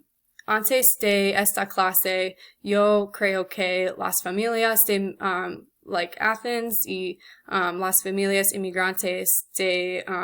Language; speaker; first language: Spanish; non-native, learner; English